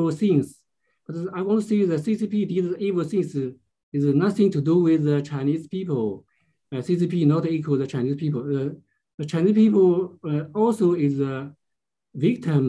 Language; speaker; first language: English; non-native, learner; Chinese